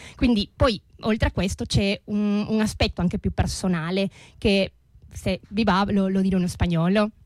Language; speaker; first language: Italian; non-native, fluent; Spanish